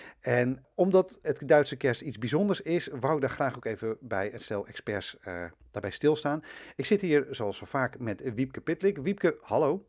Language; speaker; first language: Dutch; native; Dutch